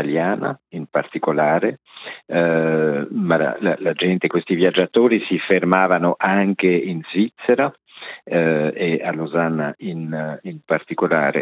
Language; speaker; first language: Italian; non-native, local second language; French